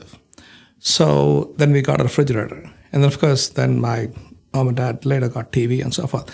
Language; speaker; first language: English; non-native, local second language; Malayalam